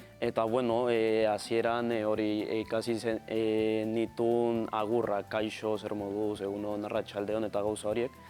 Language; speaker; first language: Basque; non-native, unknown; Spanish